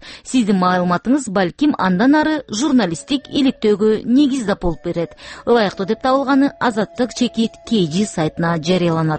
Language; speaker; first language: Kyrgyz; native; Kyrgyz